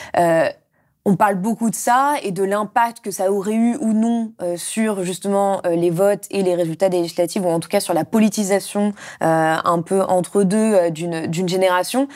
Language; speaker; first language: French; native; French